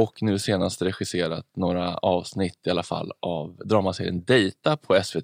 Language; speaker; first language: Swedish; native; Swedish